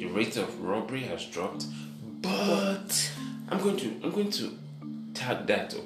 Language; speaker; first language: English; non-native, local second language; Yoruba